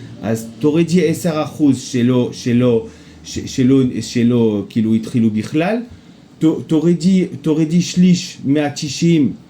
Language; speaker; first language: Hebrew; non-native, fluent; French